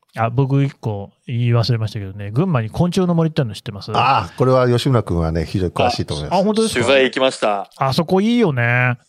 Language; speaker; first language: Japanese; native; Japanese